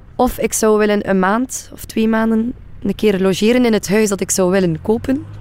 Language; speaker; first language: Dutch; native; Dutch